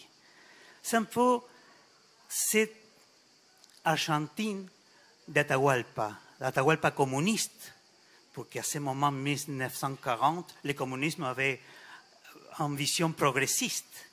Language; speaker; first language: French; non-native, fluent; Spanish